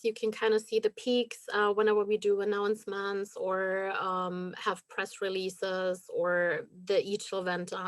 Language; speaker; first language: English; non-native, fluent; German